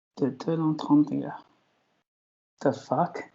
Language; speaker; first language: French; non-native, learner; Chinese